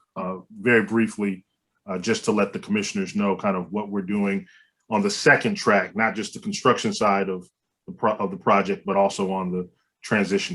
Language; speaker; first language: English; native; English